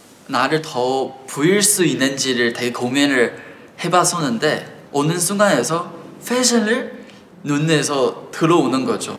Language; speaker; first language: Korean; non-native, fluent; Chinese